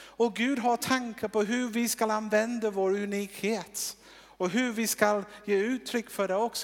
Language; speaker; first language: Swedish; non-native, fluent; English